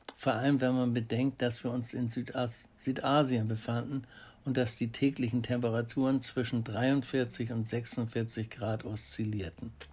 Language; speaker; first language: German; native; German